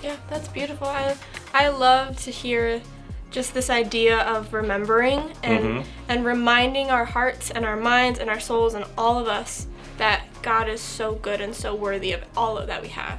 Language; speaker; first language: English; native; English